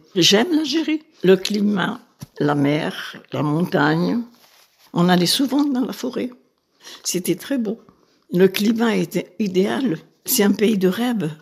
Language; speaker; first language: French; native; French